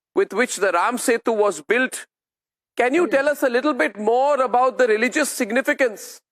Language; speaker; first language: English; non-native, local second language; Hindi